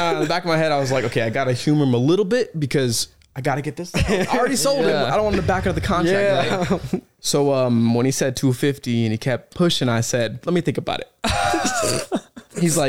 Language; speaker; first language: English; native; English